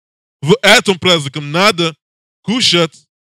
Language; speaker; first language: Russian; non-native, learner; English